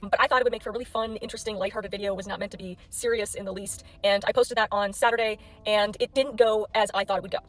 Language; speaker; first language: English; native; English